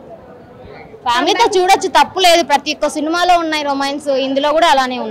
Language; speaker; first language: Telugu; native; Telugu